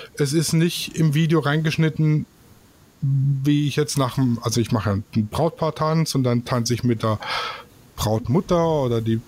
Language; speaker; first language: German; non-native, fluent; Polish